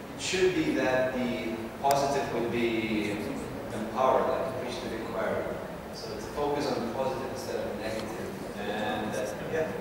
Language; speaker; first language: English; non-native, fluent; Lithuanian